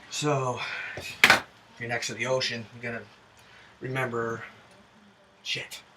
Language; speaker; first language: English; native; English